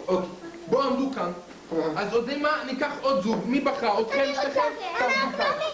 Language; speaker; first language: Hebrew; native; Hebrew